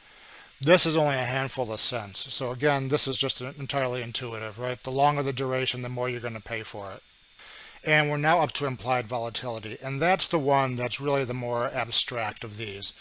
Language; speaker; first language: English; native; English